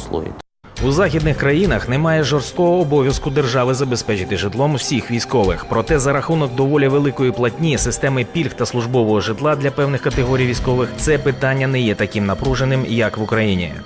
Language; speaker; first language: Ukrainian; native; Ukrainian